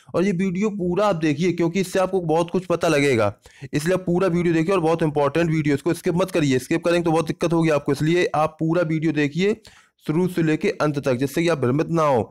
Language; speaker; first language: Hindi; native; Hindi